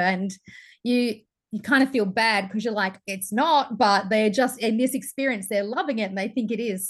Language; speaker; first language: English; native; English